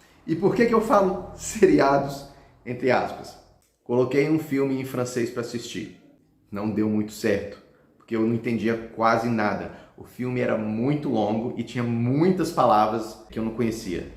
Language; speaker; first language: Portuguese; early bilingual, heritage; Portuguese